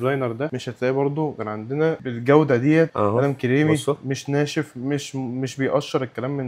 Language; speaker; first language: Arabic; native; Arabic